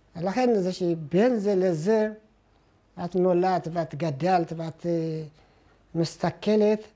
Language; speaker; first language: Hebrew; non-native, fluent; Amharic